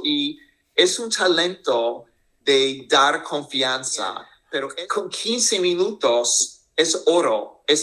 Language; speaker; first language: Spanish; non-native, fluent; English